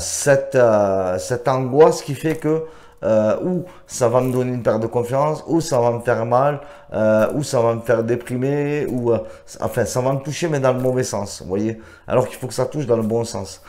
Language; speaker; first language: French; native; French